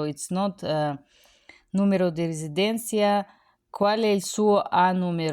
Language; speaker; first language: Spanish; non-native, fluent; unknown